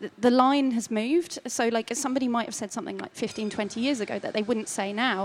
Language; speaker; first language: English; native; English